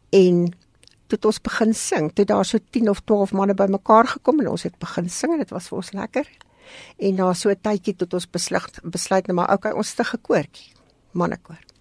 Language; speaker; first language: Afrikaans; native; Afrikaans